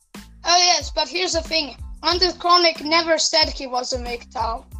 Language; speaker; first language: English; non-native, fluent; Serbian